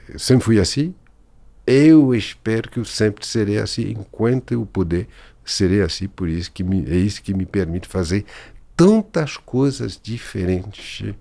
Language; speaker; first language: Portuguese; non-native, fluent; French